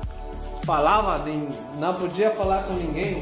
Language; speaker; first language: Portuguese; non-native, learner; Spanish